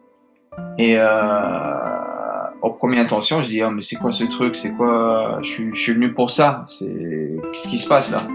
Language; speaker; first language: French; early bilingual, heritage; French